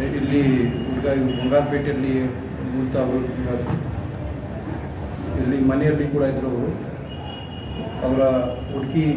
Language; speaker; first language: Kannada; non-native, fluent; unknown